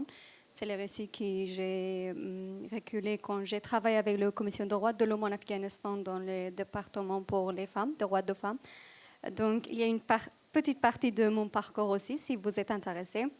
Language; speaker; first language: French; non-native, fluent; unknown